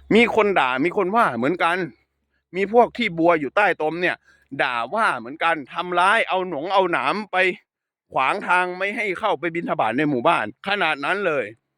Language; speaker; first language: Thai; native; Thai